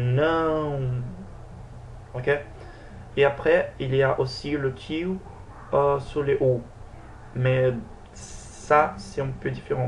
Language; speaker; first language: French; non-native, fluent; Portuguese